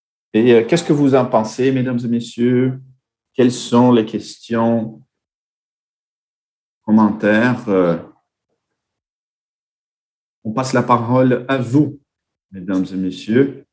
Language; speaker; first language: French; non-native, fluent; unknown